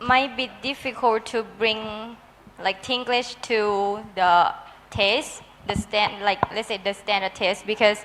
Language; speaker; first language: English; non-native, learner; Thai